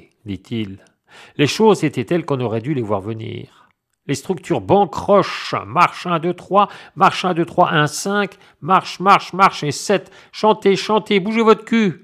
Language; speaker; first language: French; native; French